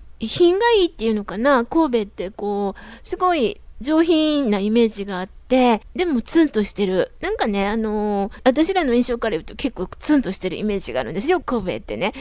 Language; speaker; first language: Japanese; native; Japanese